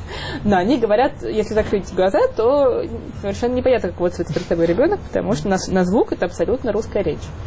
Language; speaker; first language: Russian; native; Russian